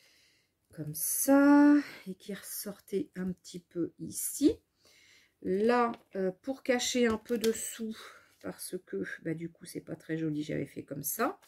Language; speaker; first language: French; native; French